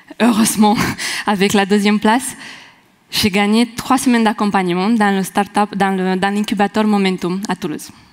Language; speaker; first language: French; non-native, fluent; Romanian